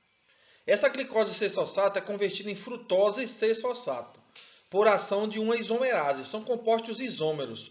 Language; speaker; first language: Portuguese; native; Portuguese